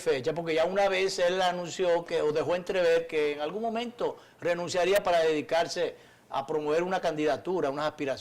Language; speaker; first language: Spanish; native; Spanish